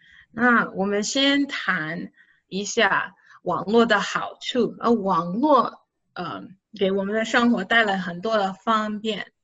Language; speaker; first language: Chinese; non-native, fluent; English